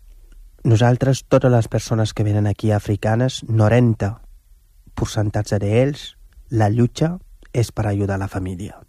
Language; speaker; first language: Catalan; non-native, fluent; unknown